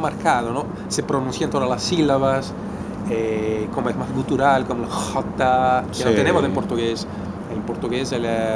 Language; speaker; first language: Spanish; non-native, fluent; Portuguese